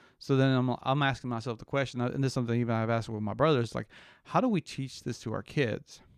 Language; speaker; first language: English; early bilingual, other home language; Spanish